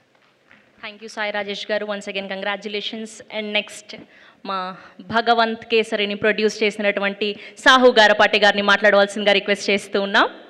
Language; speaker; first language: Telugu; native; Telugu